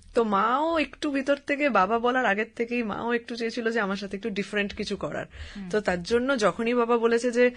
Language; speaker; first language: Bangla; native; Bangla